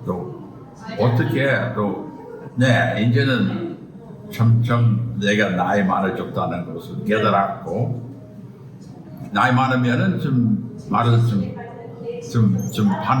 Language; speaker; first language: Korean; non-native, fluent; English